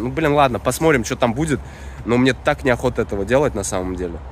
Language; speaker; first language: Russian; native; Russian